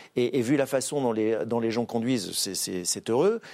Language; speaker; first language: French; native; French